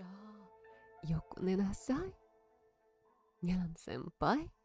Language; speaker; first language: Japanese; non-native, learner; Russian